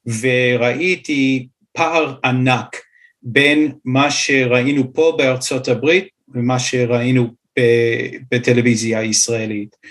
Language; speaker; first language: Hebrew; non-native, fluent; English